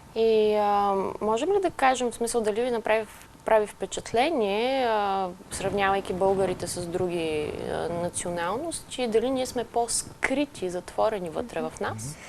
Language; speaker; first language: Bulgarian; native; Bulgarian